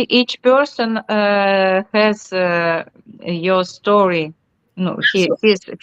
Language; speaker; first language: English; non-native, learner; Ukrainian